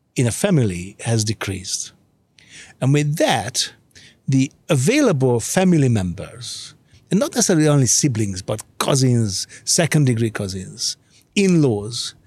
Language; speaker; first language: English; non-native, fluent; Hungarian